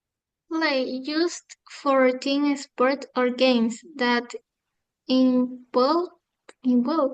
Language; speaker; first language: English; non-native, learner; Spanish